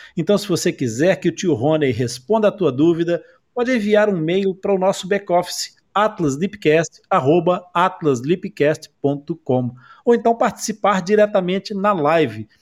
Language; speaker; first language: Portuguese; native; Portuguese